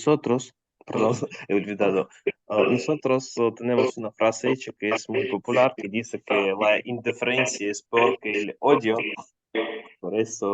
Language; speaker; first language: Spanish; non-native, fluent; Russian